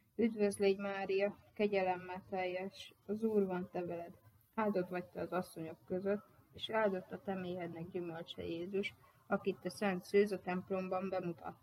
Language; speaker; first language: Hungarian; native; Hungarian